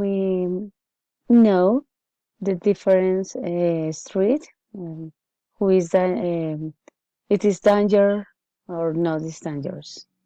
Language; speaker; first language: English; non-native, learner; Spanish